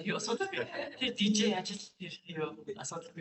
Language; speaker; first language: Mongolian; non-native, fluent; English